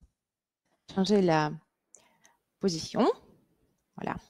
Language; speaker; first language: French; non-native, fluent; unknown